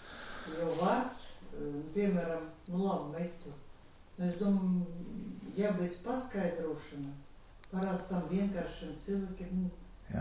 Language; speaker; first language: Latvian; non-native, learner; Russian